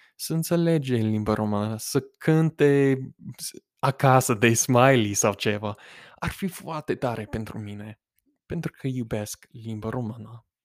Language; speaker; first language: Romanian; non-native, fluent; English